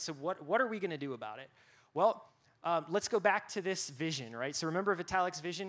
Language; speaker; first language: English; native; English